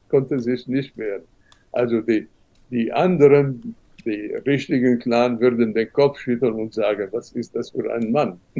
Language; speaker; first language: German; non-native, fluent; Arabic